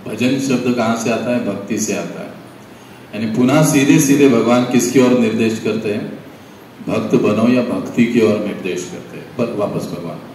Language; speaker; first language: Hindi; non-native, local second language; Marathi